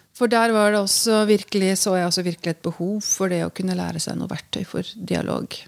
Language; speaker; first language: Norwegian; native; Norwegian